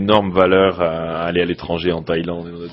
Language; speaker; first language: French; native; French